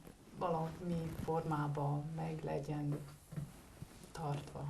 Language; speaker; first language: Hungarian; early bilingual, heritage; Hungarian